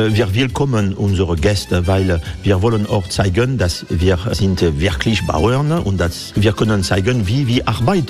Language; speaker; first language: German; non-native, learner; French